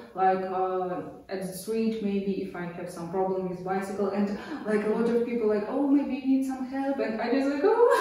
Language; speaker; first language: English; non-native, fluent; Ukrainian